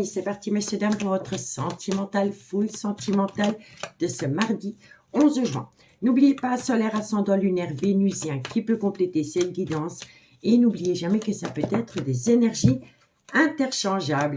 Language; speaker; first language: French; native; French